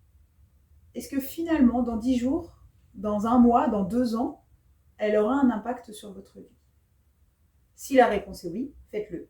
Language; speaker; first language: French; native; French